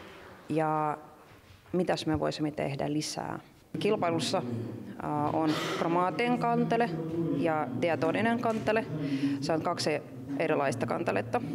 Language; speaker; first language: Finnish; non-native, local second language; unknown